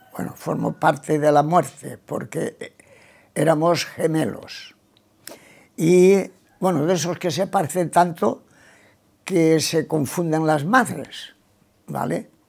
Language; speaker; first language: Spanish; non-native, local second language; Catalan